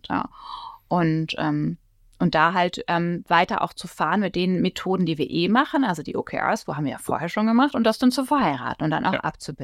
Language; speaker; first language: German; native; German